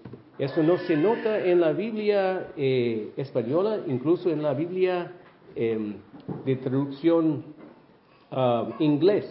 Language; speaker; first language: Spanish; non-native, fluent; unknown